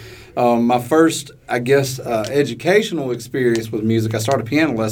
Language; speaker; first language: English; native; English